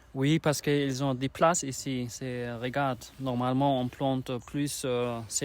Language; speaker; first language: French; non-native, learner; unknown